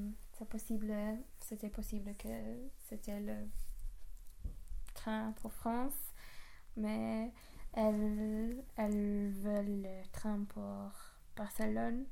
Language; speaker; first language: French; non-native, learner; English